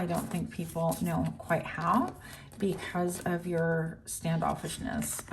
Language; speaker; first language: English; native; English